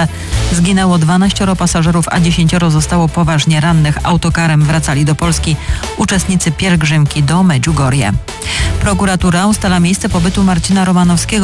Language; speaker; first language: Polish; native; Polish